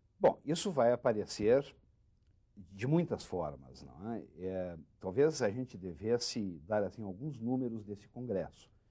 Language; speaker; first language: Portuguese; native; Portuguese